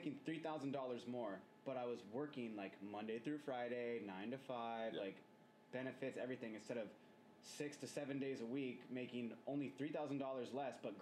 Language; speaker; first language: English; native; English